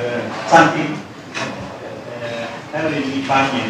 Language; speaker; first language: Chinese; non-native, learner; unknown